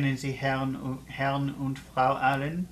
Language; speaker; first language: German; non-native, learner; English